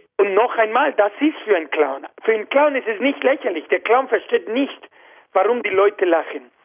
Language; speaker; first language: German; non-native, fluent; Spanish